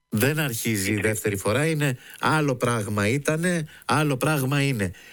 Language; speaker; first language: Greek; native; Greek